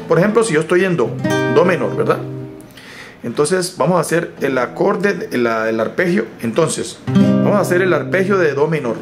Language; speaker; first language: Spanish; native; Spanish